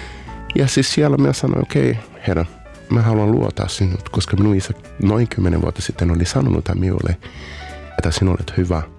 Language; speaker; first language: Finnish; non-native, fluent; Portuguese